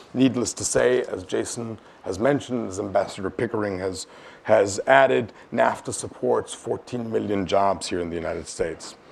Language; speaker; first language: English; native; English